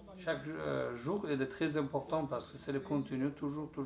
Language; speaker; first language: French; non-native, learner; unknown